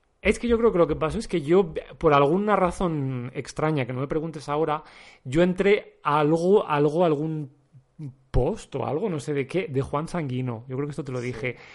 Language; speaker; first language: Spanish; native; Spanish